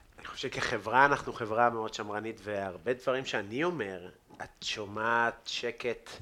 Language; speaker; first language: Hebrew; native; Hebrew